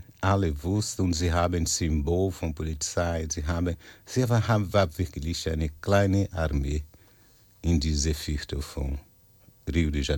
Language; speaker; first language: German; non-native, fluent; Portuguese